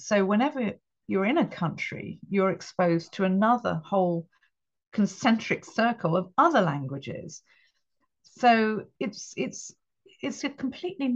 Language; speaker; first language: English; native; English